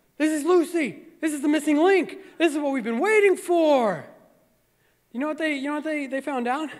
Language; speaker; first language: English; native; English